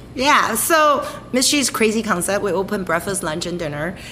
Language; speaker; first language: English; non-native, fluent; Chinese